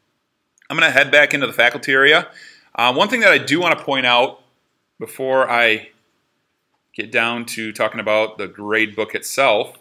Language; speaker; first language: English; native; English